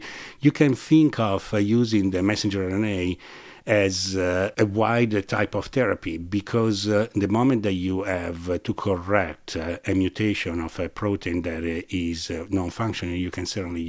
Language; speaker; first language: English; non-native, fluent; Italian